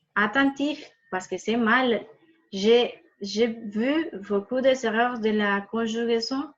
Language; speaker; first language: French; non-native, fluent; Spanish